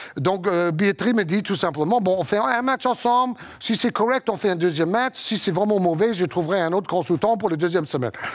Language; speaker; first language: French; non-native, fluent; English